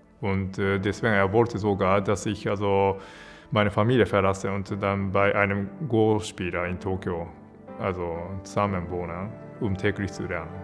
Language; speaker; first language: German; non-native, fluent; Japanese